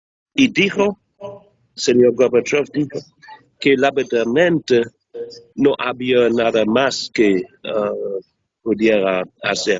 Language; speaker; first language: Spanish; non-native, learner; German